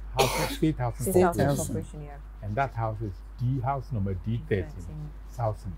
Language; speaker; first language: English; non-native, local second language; Akan